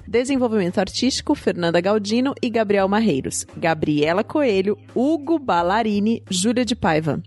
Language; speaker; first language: Portuguese; native; Portuguese